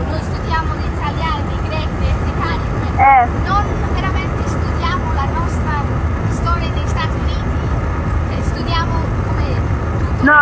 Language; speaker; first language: Italian; non-native, learner; English